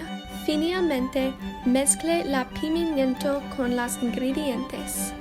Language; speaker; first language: Spanish; non-native, learner; English